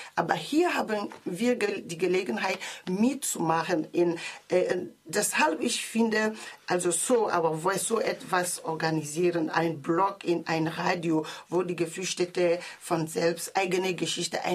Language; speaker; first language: German; non-native, learner; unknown